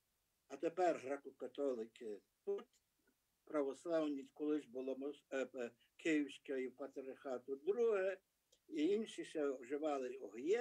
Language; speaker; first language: Ukrainian; early bilingual, heritage; Ukrainian